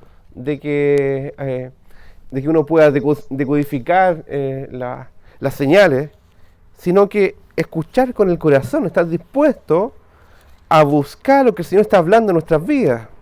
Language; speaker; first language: Spanish; native; Spanish